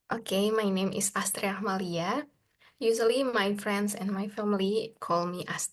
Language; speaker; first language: English; non-native, learner; Indonesian